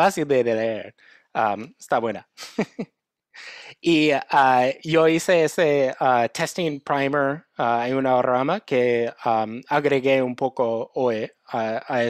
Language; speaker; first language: Spanish; non-native, fluent; English